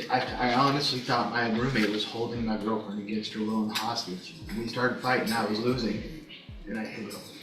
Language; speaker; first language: English; native; English